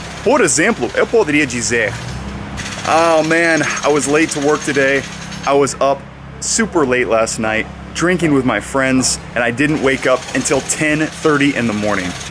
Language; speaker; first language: English; native; English